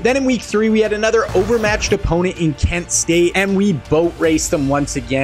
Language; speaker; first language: English; native; English